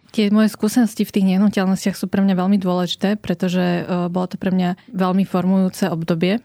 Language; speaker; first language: Slovak; native; Slovak